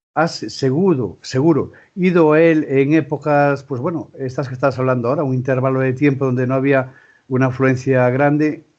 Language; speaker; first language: Spanish; non-native, local second language; Galician